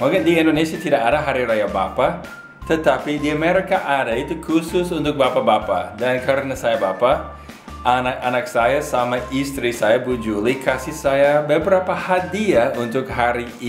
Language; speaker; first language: Indonesian; non-native, fluent; English